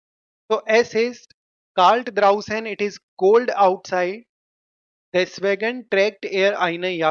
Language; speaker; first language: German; non-native, fluent; Hindi